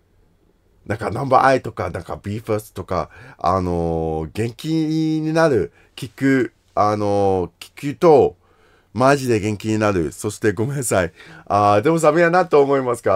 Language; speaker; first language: Japanese; non-native, learner; English